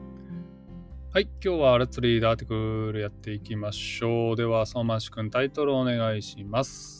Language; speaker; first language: Japanese; native; Japanese